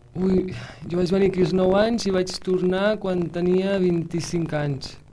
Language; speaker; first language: Catalan; early bilingual, heritage; Catalan